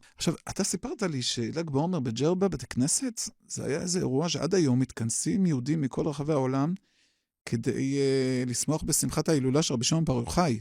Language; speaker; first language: Hebrew; native; Hebrew